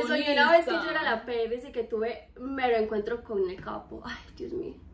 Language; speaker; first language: Spanish; native; Spanish